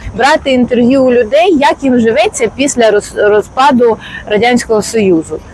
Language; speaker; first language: Ukrainian; non-native, local second language; Russian